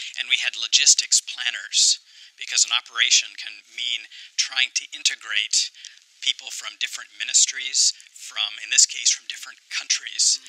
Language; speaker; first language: English; native; English